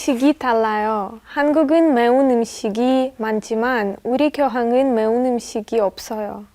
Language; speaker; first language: Korean; non-native, learner; Russian